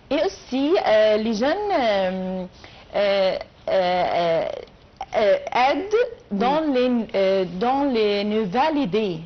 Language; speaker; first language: French; non-native, learner; Arabic